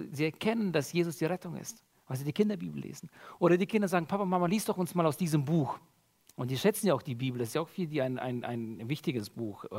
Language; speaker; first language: German; early bilingual, other home language; Russian